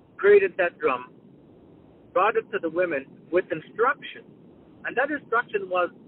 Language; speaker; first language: English; non-native, fluent; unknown